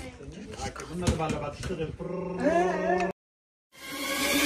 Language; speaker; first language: Turkish; native; Turkish